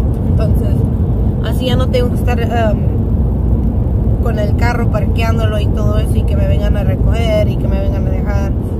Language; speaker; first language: Spanish; early bilingual, heritage; Spanish